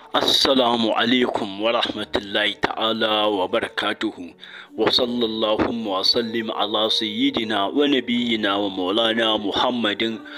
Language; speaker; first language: Hausa; native; Hausa